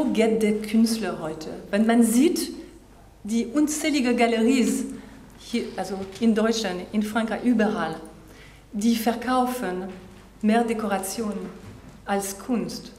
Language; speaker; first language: German; non-native, learner; French